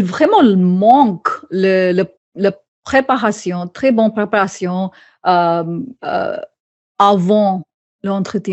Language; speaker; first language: French; non-native, fluent; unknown